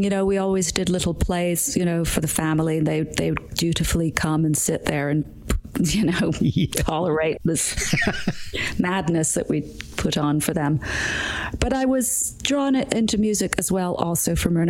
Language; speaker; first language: English; native; English